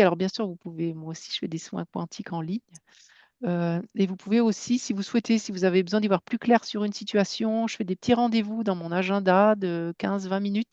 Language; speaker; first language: French; native; French